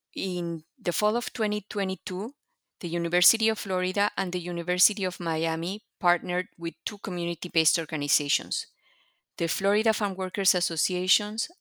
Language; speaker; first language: English; non-native, fluent; Spanish